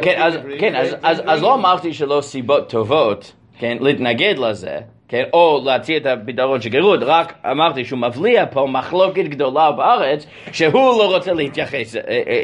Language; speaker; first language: Hebrew; non-native, fluent; English